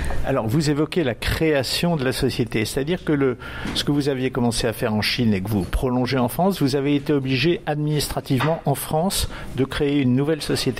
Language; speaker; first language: French; native; French